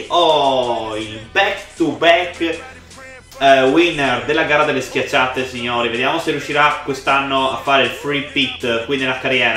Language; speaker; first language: Italian; native; Italian